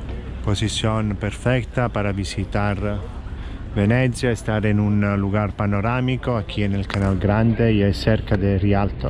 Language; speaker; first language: Spanish; non-native, fluent; Italian